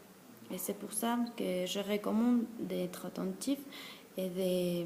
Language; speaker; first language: French; non-native, learner; Spanish